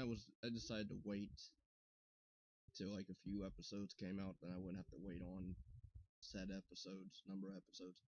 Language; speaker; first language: English; native; English